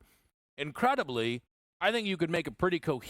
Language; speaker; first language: English; native; English